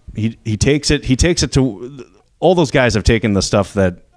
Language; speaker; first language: English; native; English